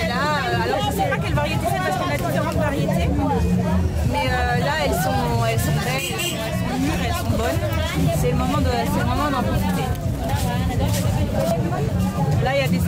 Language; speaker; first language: French; native; French